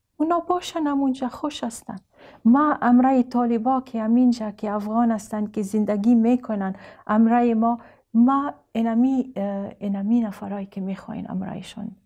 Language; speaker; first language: Persian; non-native, learner; Arabic